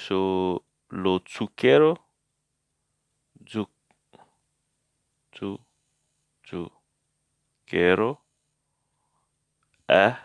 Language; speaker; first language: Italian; non-native, learner; English